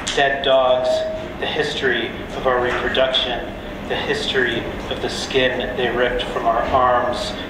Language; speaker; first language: English; native; English